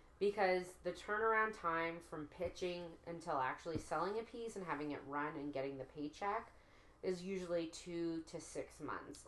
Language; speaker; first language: English; native; English